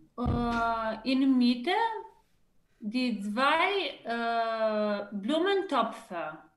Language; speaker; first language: German; non-native, learner; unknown